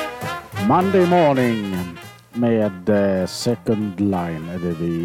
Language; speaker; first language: Swedish; native; Swedish